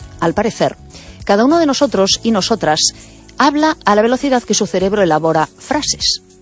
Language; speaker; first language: Spanish; native; Spanish